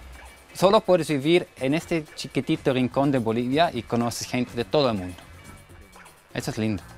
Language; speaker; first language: Spanish; non-native, fluent; German